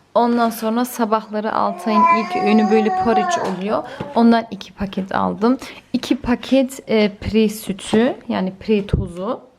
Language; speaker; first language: Turkish; early bilingual, heritage; Turkish